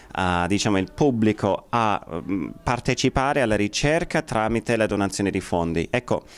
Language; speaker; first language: Italian; non-native, fluent; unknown